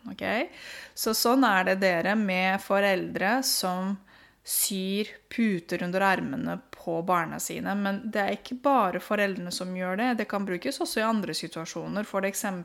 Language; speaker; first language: Norwegian; non-native, fluent; Romanian